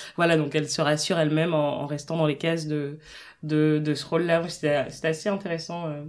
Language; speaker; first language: French; native; French